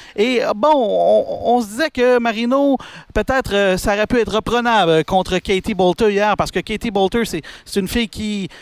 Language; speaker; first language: French; native; French